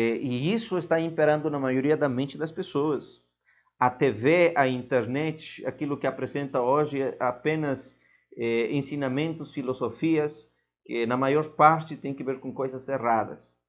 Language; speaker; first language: Portuguese; non-native, fluent; Spanish